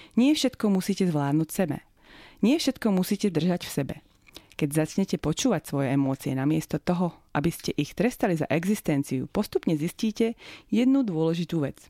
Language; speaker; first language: Slovak; native; Slovak